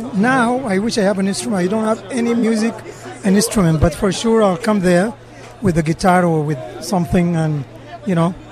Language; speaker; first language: English; non-native, fluent; Arabic